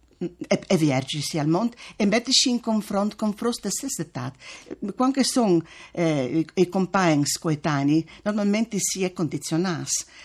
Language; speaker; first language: Italian; early bilingual, other home language; Friulian